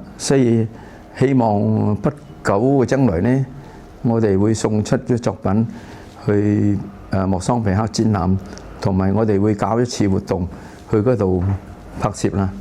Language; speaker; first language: Cantonese; early bilingual, heritage; Cantonese